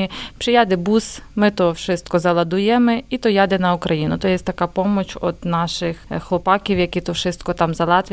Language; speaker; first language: Polish; non-native, learner; Ukrainian